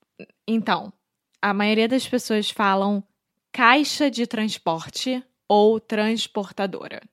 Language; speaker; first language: Portuguese; native; Portuguese